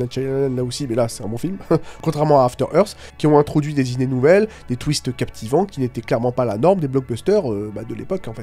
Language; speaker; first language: French; native; French